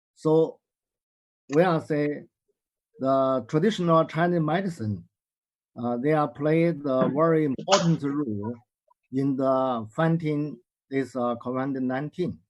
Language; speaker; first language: English; non-native, learner; Chinese